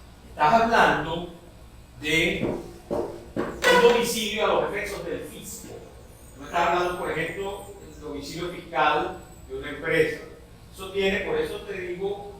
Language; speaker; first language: Spanish; native; Spanish